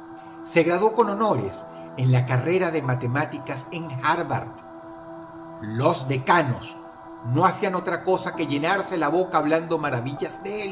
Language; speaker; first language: Spanish; native; Spanish